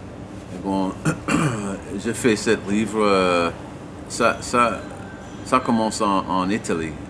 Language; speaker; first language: French; non-native, learner; English